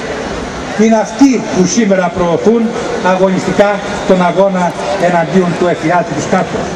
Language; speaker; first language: Greek; native; Greek